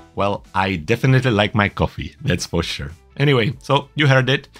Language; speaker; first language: English; non-native, fluent; Czech